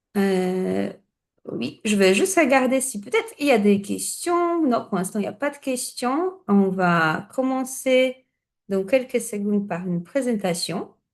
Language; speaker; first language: French; non-native, fluent; Polish